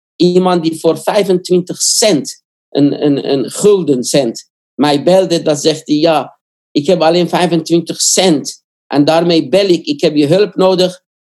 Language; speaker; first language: Dutch; non-native, fluent; Korean